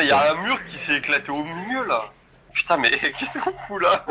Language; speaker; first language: French; native; French